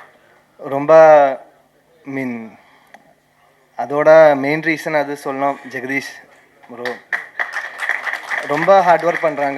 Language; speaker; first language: Tamil; non-native, learner; Malayalam